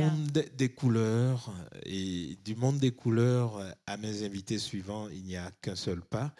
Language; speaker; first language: French; native; French